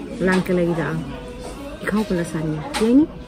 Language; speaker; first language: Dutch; non-native, learner; Filipino